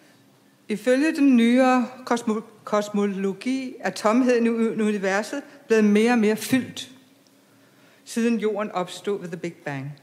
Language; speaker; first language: Danish; native; Danish